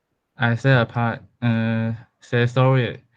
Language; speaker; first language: English; non-native, learner; Chinese